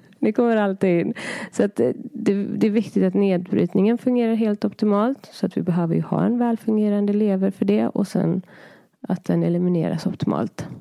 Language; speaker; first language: Swedish; early bilingual, other home language; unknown